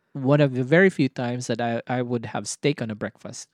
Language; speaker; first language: English; non-native, local second language; Cebuano